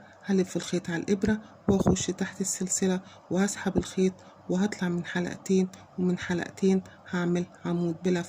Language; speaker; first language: Arabic; native; Arabic